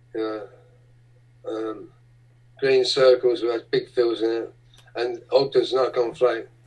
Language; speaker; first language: English; native; English